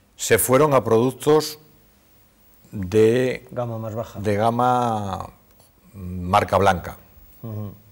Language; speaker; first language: Spanish; native; Spanish